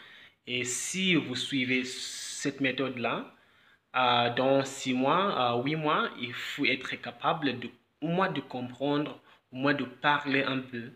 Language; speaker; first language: French; non-native, fluent; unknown